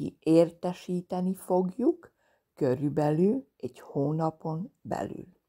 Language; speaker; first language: Hungarian; non-native, fluent; Serbian